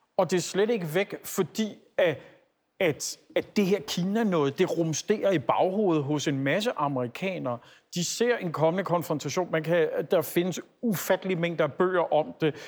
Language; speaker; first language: Danish; native; Danish